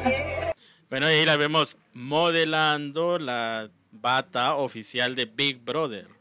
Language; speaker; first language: Spanish; native; Spanish